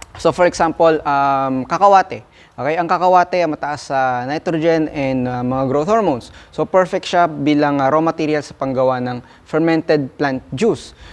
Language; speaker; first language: Filipino; non-native, local second language; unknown